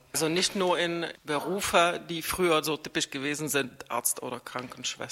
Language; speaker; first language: German; non-native, fluent; Czech